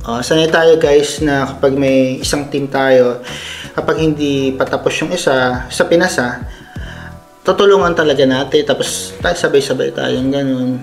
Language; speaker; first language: Filipino; native; Filipino